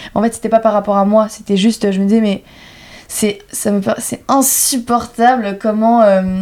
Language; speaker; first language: French; native; French